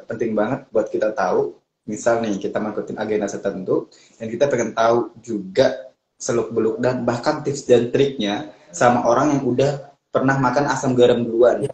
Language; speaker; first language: Indonesian; native; Indonesian